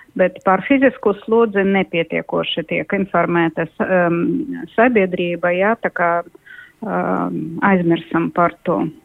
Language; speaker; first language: Latvian; non-native, local second language; Russian